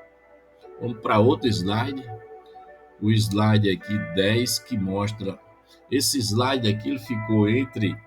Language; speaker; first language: Portuguese; native; Portuguese